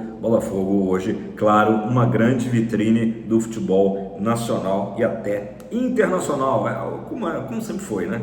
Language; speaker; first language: Portuguese; native; Portuguese